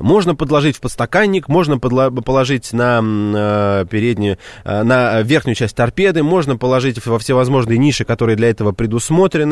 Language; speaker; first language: Russian; native; Russian